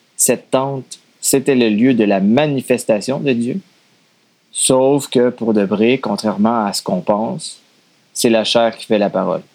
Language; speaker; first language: French; native; French